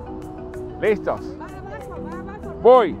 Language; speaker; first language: Spanish; native; Spanish